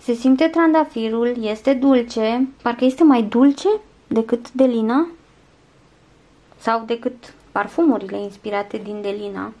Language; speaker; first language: Romanian; native; Romanian